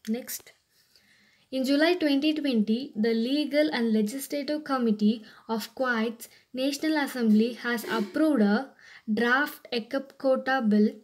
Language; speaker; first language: English; non-native, local second language; Tamil